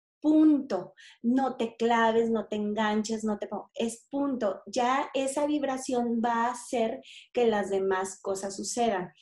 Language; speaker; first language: Spanish; native; Spanish